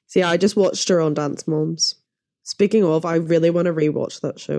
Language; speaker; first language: English; native; English